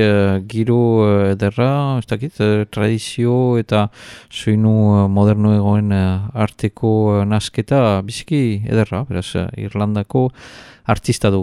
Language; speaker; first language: Basque; native; Basque